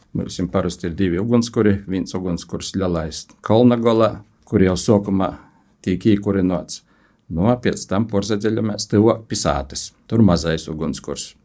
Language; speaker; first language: Latvian; native; Latvian